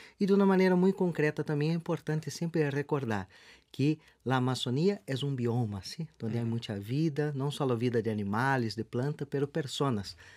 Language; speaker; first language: Portuguese; native; Portuguese